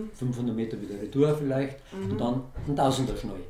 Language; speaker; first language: German; native; German